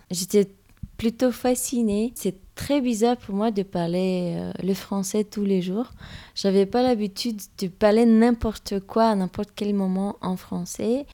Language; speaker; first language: French; non-native, fluent; Romanian